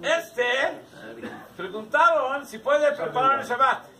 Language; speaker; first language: Spanish; non-native, learner; Hebrew